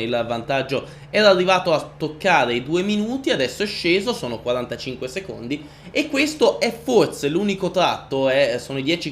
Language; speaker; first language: Italian; native; Italian